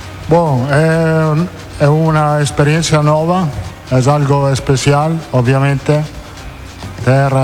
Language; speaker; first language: Portuguese; non-native, learner; Italian